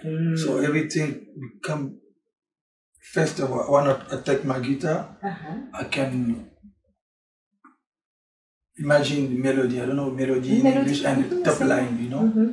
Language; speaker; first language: English; non-native, learner; French